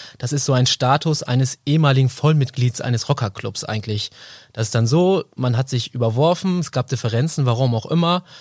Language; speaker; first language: German; native; German